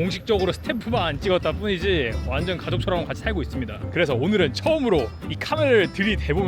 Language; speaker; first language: Korean; native; Korean